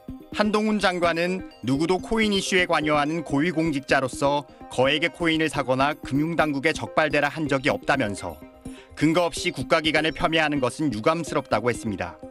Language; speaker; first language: Korean; native; Korean